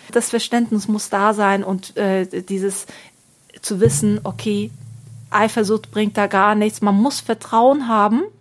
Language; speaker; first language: German; early bilingual, other home language; Turkish